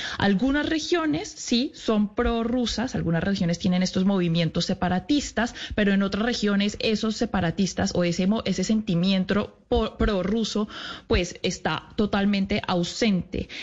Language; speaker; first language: Spanish; native; Spanish